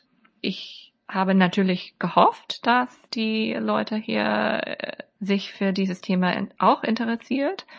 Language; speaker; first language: German; non-native, fluent; English